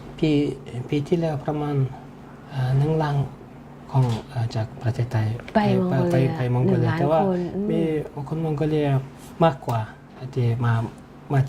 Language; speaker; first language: Thai; non-native, learner; Mongolian